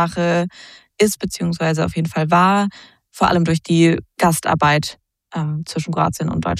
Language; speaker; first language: German; native; German